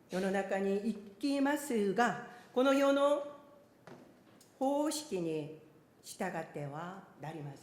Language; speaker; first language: Japanese; non-native, fluent; Korean